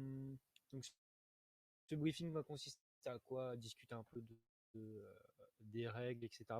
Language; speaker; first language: French; native; French